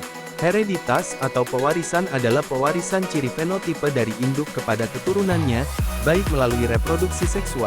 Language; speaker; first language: Indonesian; native; Indonesian